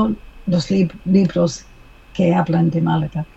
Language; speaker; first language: Spanish; non-native, learner; English